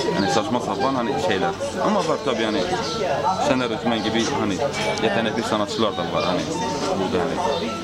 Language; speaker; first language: Turkish; non-native, local second language; Kurdish